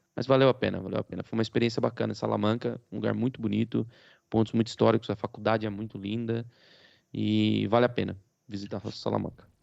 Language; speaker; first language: Portuguese; native; Portuguese